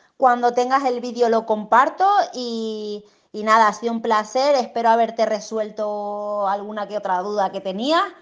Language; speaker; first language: Spanish; native; Spanish